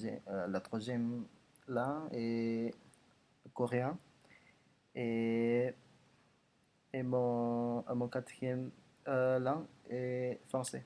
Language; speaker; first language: French; non-native, learner; Indonesian